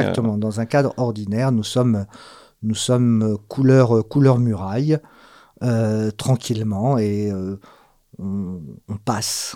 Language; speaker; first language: French; native; French